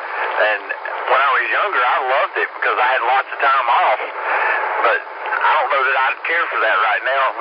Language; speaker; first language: English; native; English